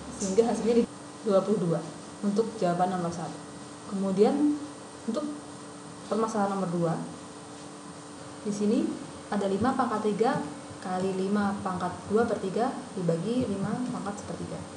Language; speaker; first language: Indonesian; native; Indonesian